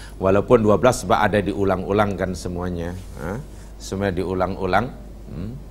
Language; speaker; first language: Malay; native; Malay